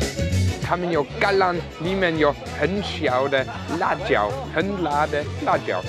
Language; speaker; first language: Chinese; non-native, fluent; German